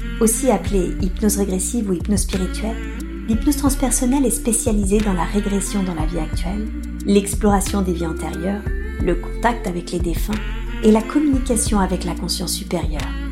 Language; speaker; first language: French; native; French